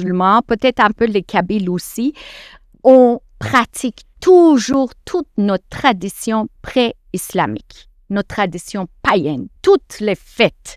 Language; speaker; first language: French; non-native, fluent; Persian